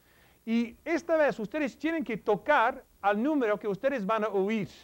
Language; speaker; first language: Spanish; non-native, fluent; English